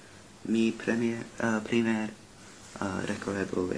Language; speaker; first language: Spanish; non-native, learner; English